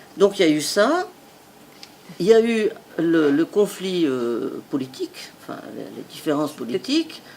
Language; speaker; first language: French; non-native, fluent; Italian